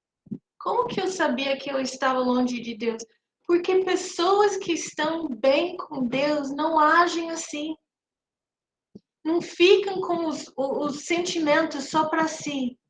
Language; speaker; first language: Portuguese; non-native, fluent; English